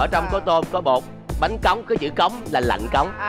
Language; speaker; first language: Vietnamese; native; Vietnamese